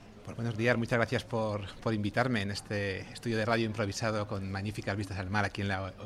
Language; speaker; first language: Spanish; native; Spanish